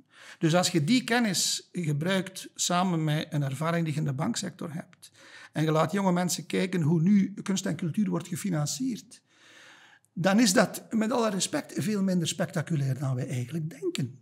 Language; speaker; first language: Dutch; native; Dutch